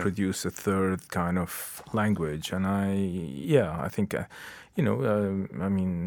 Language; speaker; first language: English; non-native, fluent; Arabic